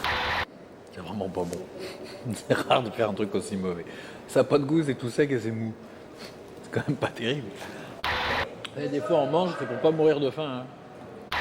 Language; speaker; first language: French; native; French